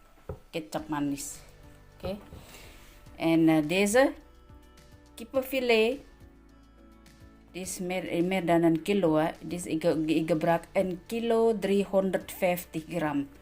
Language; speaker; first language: Dutch; non-native, learner; Indonesian